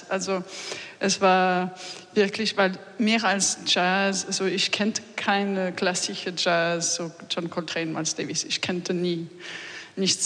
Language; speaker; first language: German; non-native, learner; French